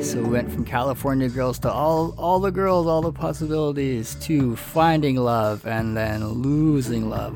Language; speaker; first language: English; native; English